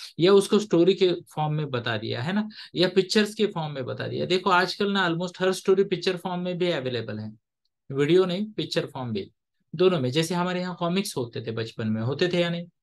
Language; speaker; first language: Hindi; non-native, local second language; Marathi